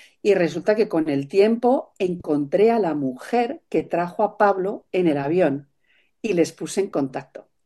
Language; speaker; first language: Spanish; native; Spanish